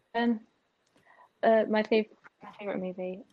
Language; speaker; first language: English; native; English